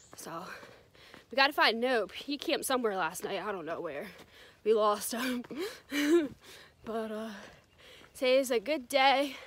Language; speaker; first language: English; native; English